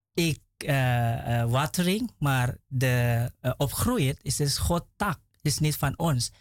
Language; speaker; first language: Dutch; non-native, learner; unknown